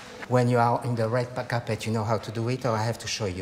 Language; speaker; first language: English; non-native, learner; French